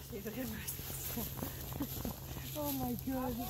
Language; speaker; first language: French; native; French